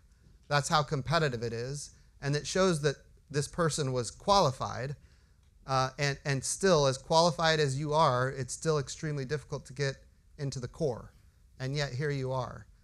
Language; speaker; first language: English; native; English